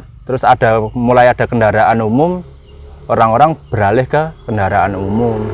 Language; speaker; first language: Indonesian; native; Indonesian